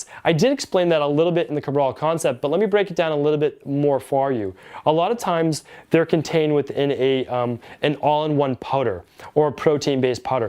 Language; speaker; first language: English; native; English